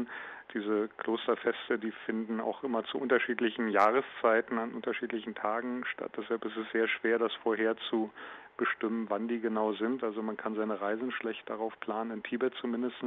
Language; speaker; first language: German; native; German